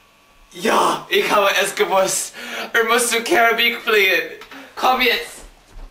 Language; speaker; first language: German; non-native, learner; English